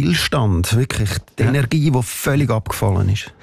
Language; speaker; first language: German; native; German